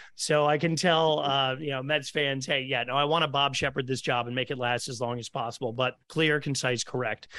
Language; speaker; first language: English; native; English